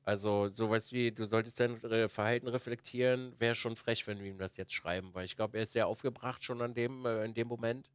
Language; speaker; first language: German; native; German